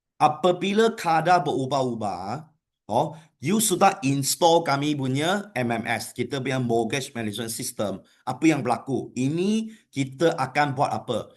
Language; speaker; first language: Malay; non-native, local second language; Chinese